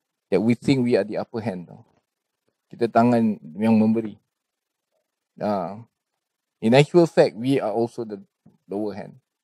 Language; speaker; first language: English; non-native, local second language; Malay